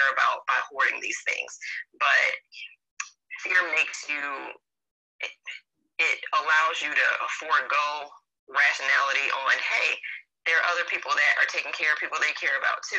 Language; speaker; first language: English; native; English